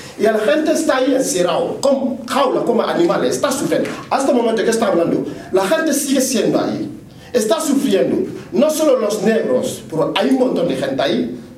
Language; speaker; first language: Spanish; non-native, learner; Fula